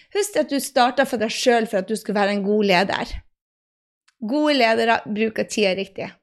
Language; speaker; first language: Norwegian; native; Norwegian